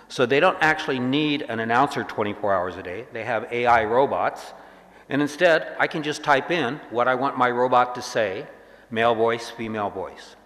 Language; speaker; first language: English; native; English